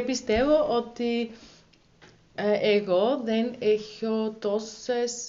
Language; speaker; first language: Greek; non-native, learner; German